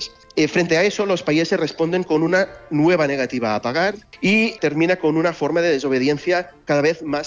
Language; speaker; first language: Spanish; native; Spanish